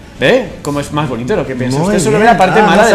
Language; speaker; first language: Spanish; native; Spanish